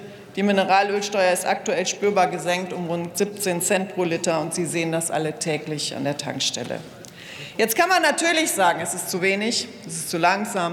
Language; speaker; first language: German; native; German